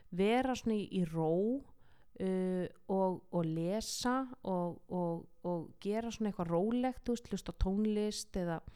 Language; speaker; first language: Icelandic; native; Icelandic